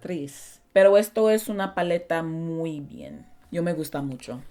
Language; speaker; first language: Spanish; non-native, learner; English